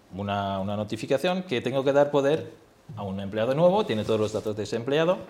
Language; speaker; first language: Spanish; non-native, fluent; German